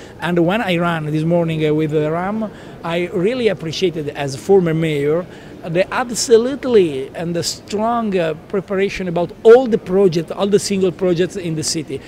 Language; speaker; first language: English; non-native, learner; Italian